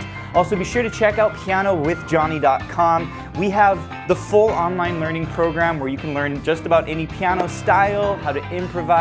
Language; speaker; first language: English; native; English